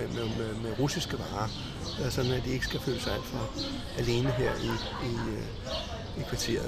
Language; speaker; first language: Danish; native; Danish